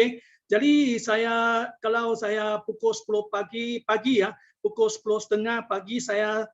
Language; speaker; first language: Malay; non-native, local second language; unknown